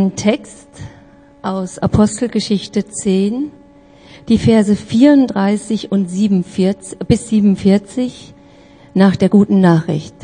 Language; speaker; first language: German; native; German